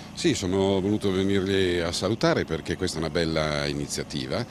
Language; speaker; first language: Italian; native; Italian